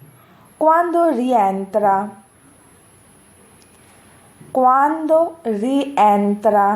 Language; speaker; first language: Italian; non-native, fluent; Urdu